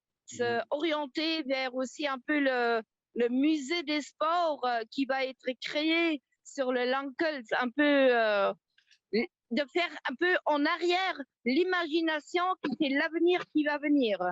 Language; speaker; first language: French; non-native, local second language; Luxembourgish